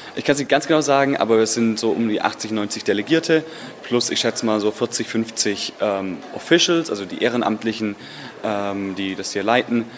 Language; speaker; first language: German; native; German